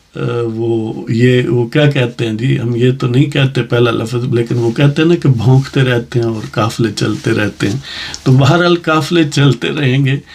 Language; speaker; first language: Urdu; non-native, local second language; Punjabi